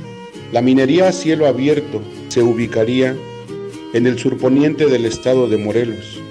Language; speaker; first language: Spanish; native; Spanish